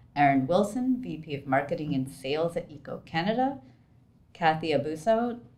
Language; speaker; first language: English; native; English